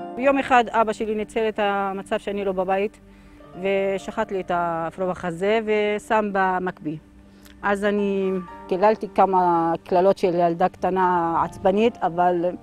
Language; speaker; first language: Hebrew; non-native, local second language; Arabic